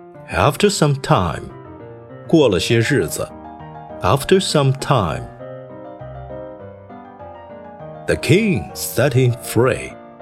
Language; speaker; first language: English; non-native, fluent; Chinese